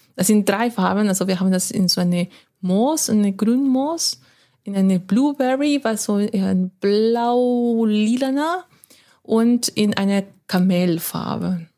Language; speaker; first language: German; non-native, fluent; Spanish